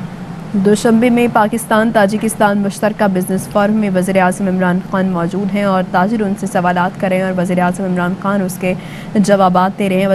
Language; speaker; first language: Urdu; native; Urdu